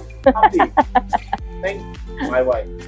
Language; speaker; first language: English; non-native, learner; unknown